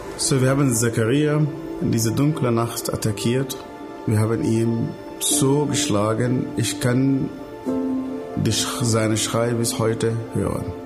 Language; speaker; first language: German; non-native, fluent; Arabic